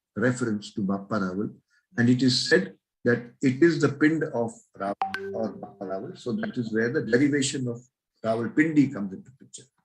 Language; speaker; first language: English; non-native, local second language; Marathi